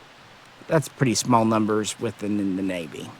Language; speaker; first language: English; native; English